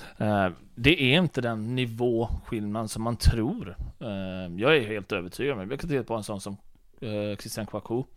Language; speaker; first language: Swedish; early bilingual, other home language; Bosnian